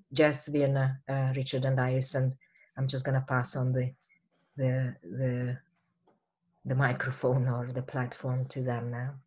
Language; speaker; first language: English; non-native, fluent; Hungarian